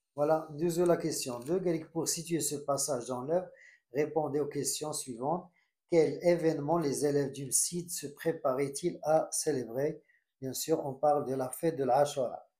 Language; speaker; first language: French; non-native, local second language; Arabic